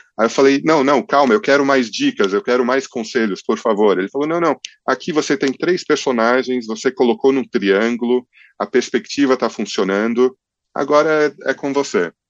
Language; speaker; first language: Portuguese; early bilingual, other home language; English